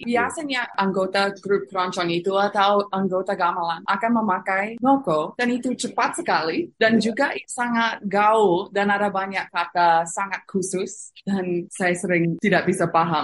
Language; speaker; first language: Indonesian; non-native, fluent; English